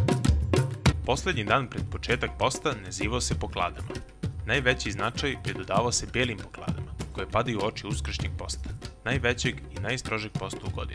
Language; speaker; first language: Serbian; native; Serbian